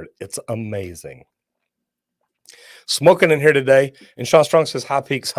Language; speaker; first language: English; native; English